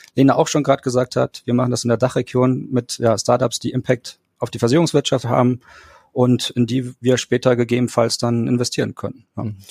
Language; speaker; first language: German; native; German